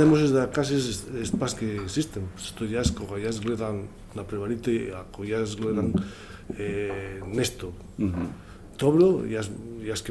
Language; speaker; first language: Macedonian; non-native, learner; Spanish